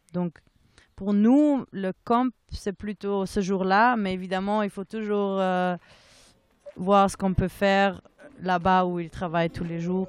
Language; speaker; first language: French; non-native, fluent; German